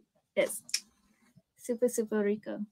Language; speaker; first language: Spanish; non-native, learner; English